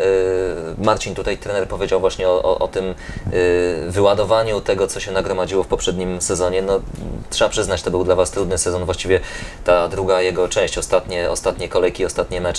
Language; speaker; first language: Polish; native; Polish